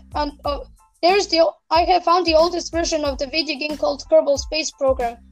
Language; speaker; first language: English; non-native, fluent; Serbian